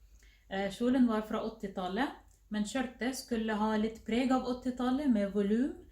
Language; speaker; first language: Norwegian; non-native, fluent; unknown